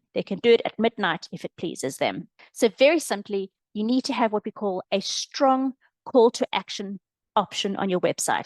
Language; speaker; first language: English; native; English